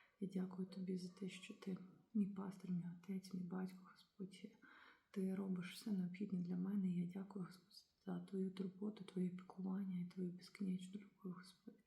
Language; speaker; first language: Ukrainian; non-native, local second language; Russian